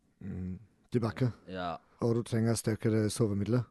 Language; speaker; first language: Norwegian; non-native, learner; German